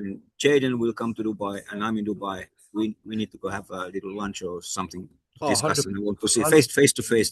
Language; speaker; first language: English; non-native, fluent; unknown